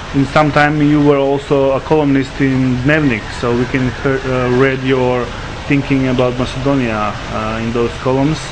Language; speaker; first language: English; non-native, learner; Macedonian